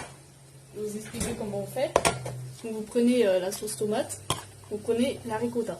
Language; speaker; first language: French; native; French